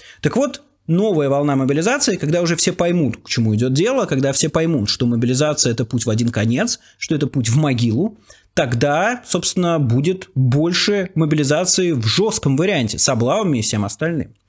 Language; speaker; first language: Russian; native; Russian